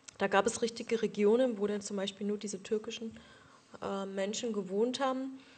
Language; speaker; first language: German; native; German